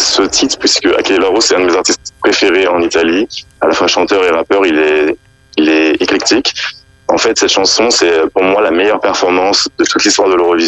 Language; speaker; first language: French; native; French